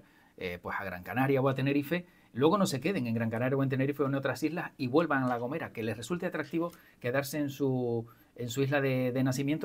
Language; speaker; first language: Spanish; native; Spanish